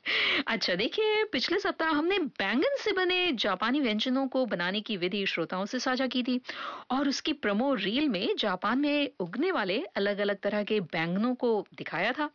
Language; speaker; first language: Hindi; native; Hindi